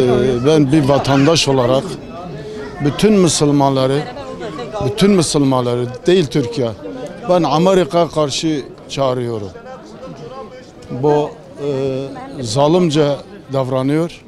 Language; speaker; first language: Turkish; non-native, local second language; Kurdish